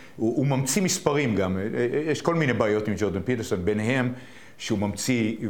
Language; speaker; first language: Hebrew; native; Hebrew